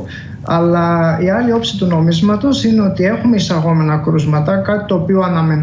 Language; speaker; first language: Greek; native; Greek